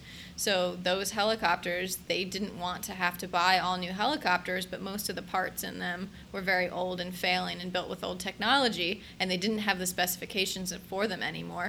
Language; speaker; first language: English; native; English